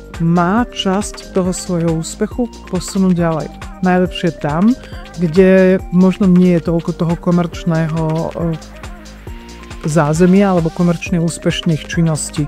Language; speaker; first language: Slovak; native; Slovak